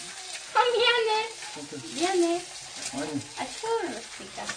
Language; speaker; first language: Korean; non-native, learner; Swedish